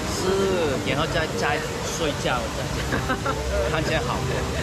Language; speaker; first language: Chinese; non-native, local second language; Cantonese